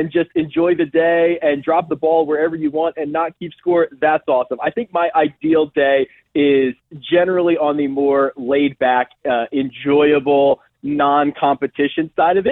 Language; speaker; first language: English; native; English